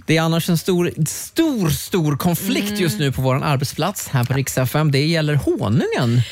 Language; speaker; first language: Swedish; native; Swedish